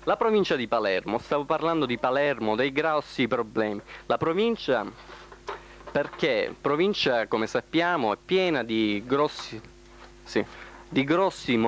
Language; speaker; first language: Italian; native; Italian